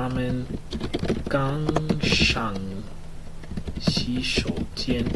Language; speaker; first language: Chinese; non-native, learner; English